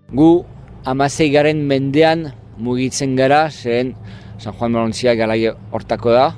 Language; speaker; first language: Basque; non-native, fluent; French